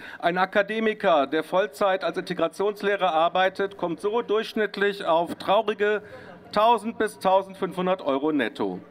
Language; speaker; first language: German; native; German